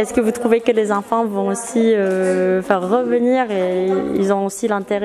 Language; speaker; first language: French; non-native, fluent; Indonesian